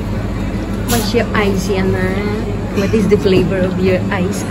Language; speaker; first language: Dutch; non-native, learner; Filipino